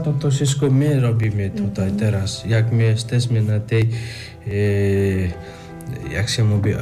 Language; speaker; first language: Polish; non-native, learner; Nepali